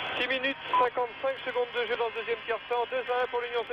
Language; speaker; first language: French; native; French